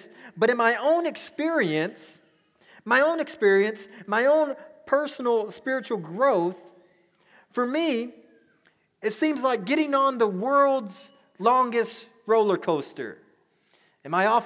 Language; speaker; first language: English; native; English